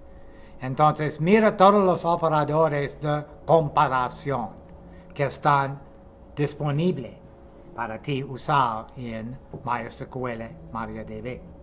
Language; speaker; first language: Spanish; non-native, fluent; English